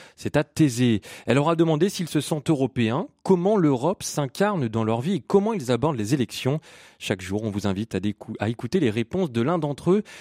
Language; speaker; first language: French; native; French